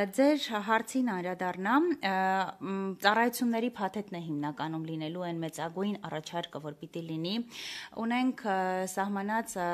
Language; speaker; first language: Armenian; native; Armenian